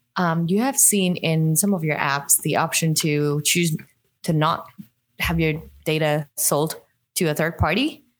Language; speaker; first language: English; non-native, local second language; Cantonese